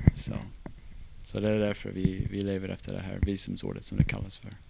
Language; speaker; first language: Swedish; non-native, fluent; English